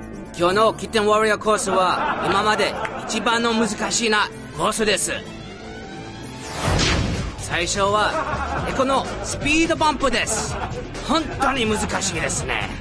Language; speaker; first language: Japanese; non-native, learner; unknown